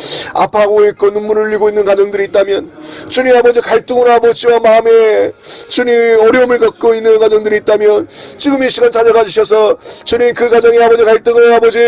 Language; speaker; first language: Korean; native; Korean